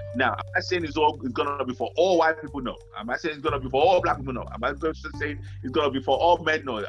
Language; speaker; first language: English; non-native, local second language; Yoruba